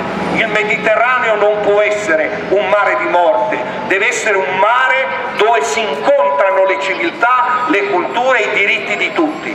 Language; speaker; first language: Italian; native; Italian